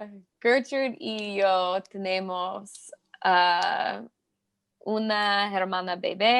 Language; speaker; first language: Spanish; non-native, learner; English